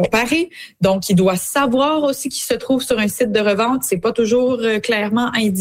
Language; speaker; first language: French; native; French